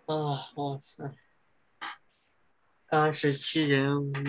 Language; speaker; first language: Chinese; early bilingual, heritage; English